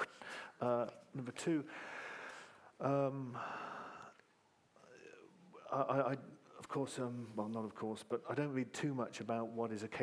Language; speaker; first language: English; native; English